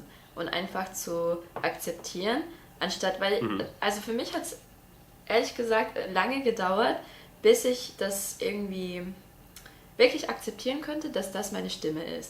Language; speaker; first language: German; non-native, fluent; Latvian